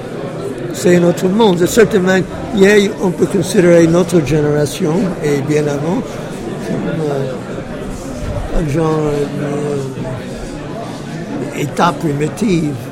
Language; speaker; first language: French; non-native, fluent; English